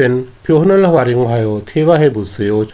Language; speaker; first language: Korean; non-native, fluent; Urdu